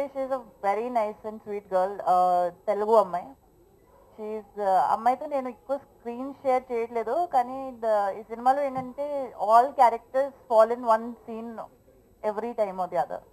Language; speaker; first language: Telugu; non-native, local second language; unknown